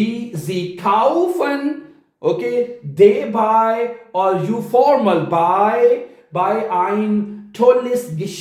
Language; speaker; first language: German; non-native, fluent; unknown